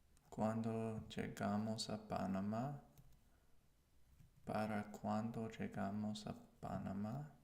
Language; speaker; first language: Spanish; non-native, learner; English